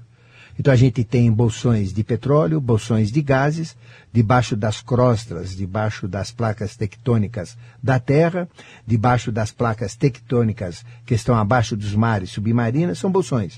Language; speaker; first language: Portuguese; native; Portuguese